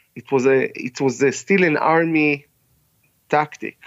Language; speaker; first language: English; non-native, fluent; Hebrew